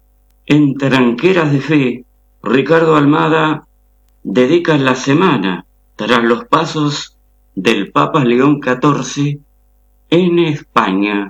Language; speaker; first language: Spanish; native; Spanish